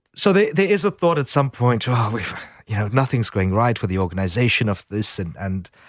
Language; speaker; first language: English; native; English